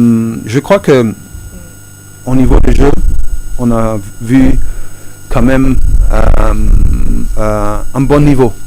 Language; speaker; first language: French; non-native, fluent; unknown